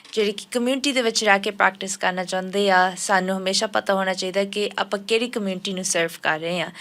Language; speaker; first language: Punjabi; early bilingual, heritage; Punjabi